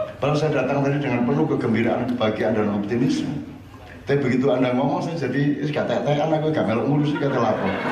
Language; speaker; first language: Indonesian; native; Indonesian